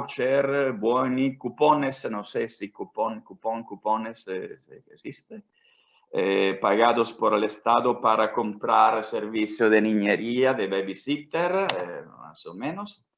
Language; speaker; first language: Spanish; non-native, fluent; Italian